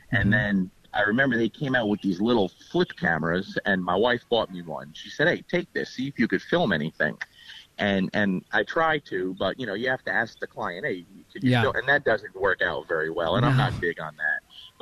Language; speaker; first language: English; native; English